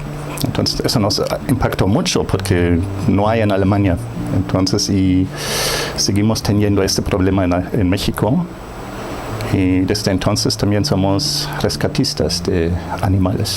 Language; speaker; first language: Spanish; non-native, fluent; German